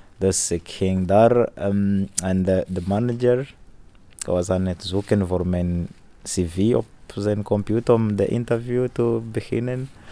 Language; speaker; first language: Dutch; non-native, learner; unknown